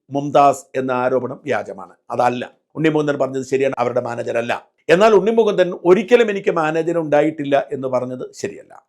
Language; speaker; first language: Malayalam; native; Malayalam